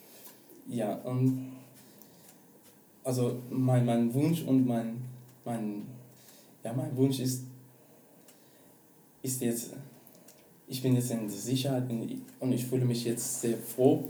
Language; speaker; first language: German; non-native, learner; Persian